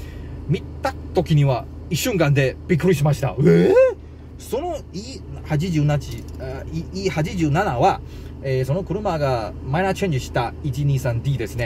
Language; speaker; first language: Japanese; non-native, learner; Chinese